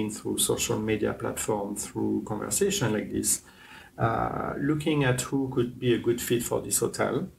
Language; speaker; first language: English; non-native, fluent; French